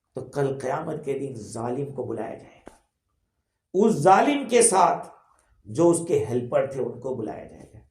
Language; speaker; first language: Urdu; non-native, local second language; Gujarati